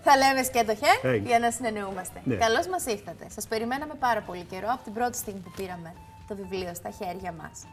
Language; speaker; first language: Greek; native; Greek